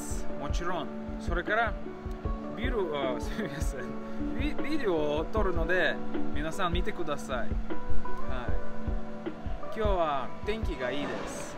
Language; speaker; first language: Japanese; non-native, learner; Russian